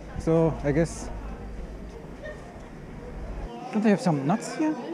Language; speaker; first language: English; non-native, fluent; German